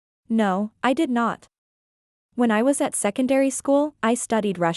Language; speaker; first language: English; non-native, learner; Vietnamese